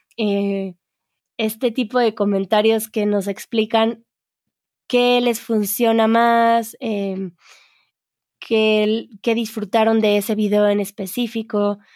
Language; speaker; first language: Spanish; native; Spanish